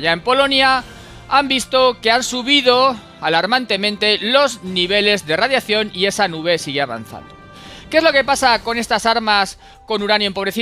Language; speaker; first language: Spanish; native; Spanish